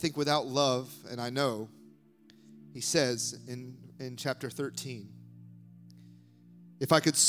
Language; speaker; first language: English; native; English